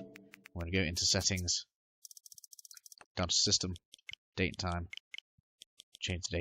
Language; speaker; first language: English; native; English